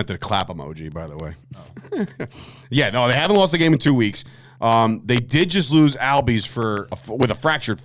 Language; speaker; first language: English; native; English